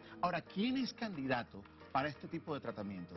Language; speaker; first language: Spanish; native; Spanish